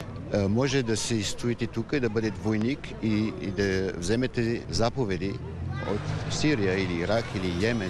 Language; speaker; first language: Bulgarian; non-native, fluent; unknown